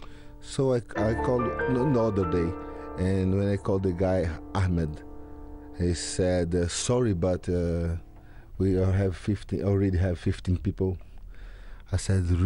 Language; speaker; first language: English; non-native, learner; Portuguese